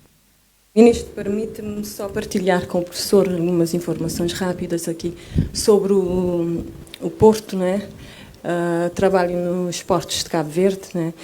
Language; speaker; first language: Portuguese; non-native, local second language; Kabuverdianu